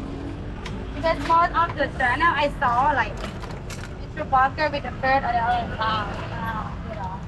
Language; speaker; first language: English; non-native, learner; Thai